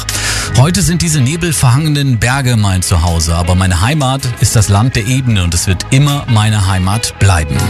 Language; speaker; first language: German; native; German